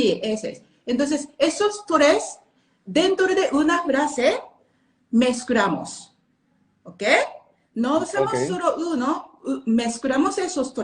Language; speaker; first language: Spanish; non-native, learner; Japanese